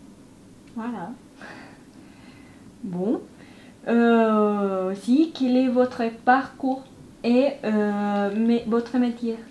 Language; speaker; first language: French; non-native, learner; Spanish